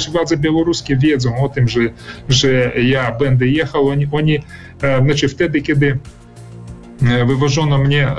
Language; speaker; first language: Polish; early bilingual, heritage; Polish